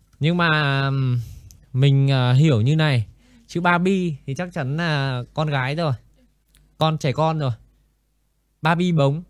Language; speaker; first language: Vietnamese; native; Vietnamese